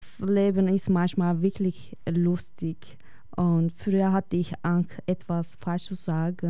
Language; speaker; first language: German; non-native, learner; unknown